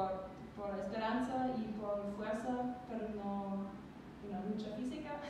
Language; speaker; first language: Spanish; non-native, learner; German